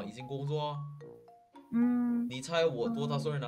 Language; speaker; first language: Chinese; non-native, fluent; Korean